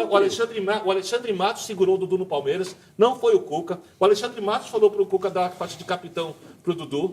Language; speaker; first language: Portuguese; native; Portuguese